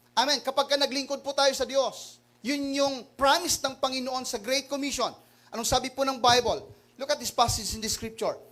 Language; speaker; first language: Filipino; non-native, local second language; Waray